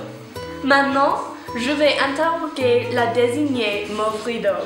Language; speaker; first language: French; non-native, learner; English